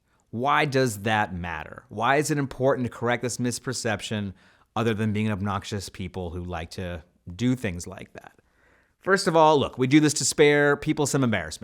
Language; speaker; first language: English; native; English